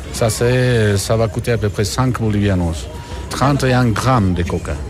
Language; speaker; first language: French; non-native, learner; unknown